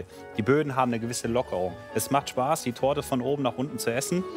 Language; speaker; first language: German; native; German